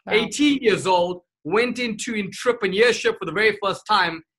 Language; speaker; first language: English; native; English